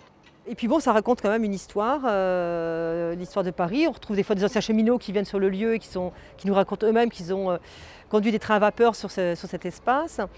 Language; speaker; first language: French; native; French